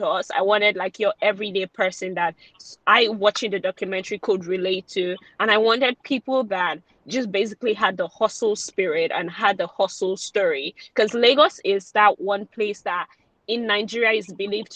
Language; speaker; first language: English; non-native, local second language; Yoruba